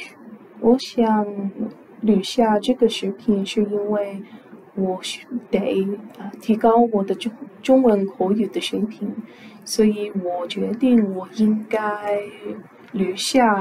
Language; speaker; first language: Chinese; non-native, fluent; English